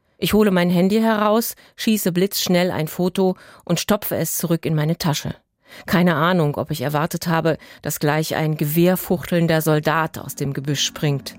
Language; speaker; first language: German; native; German